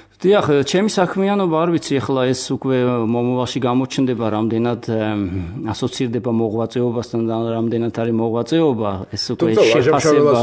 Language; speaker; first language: Georgian; non-native, local second language; Azerbaijani